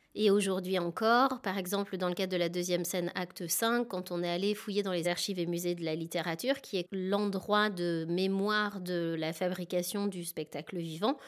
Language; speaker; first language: French; native; French